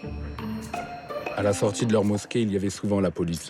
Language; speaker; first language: French; native; French